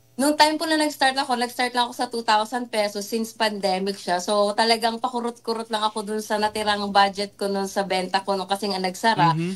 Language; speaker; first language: Filipino; native; Filipino